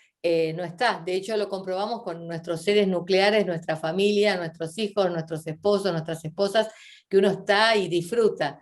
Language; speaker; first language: Spanish; native; Spanish